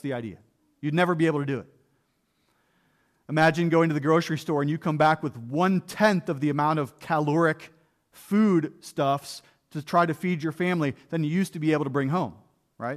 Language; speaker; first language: English; native; English